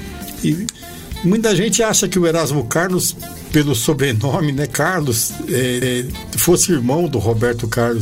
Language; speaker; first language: Portuguese; native; Portuguese